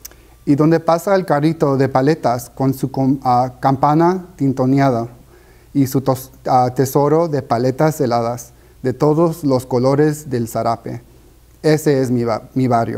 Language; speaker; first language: Spanish; early bilingual, heritage; Spanish